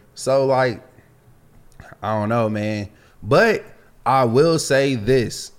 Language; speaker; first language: English; native; English